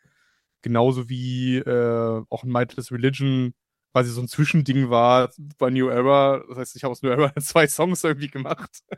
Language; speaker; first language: German; native; German